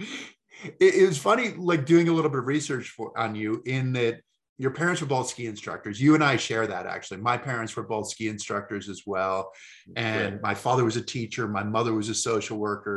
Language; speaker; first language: English; native; English